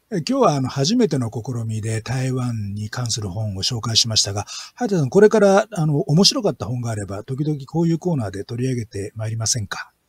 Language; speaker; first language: Japanese; native; Japanese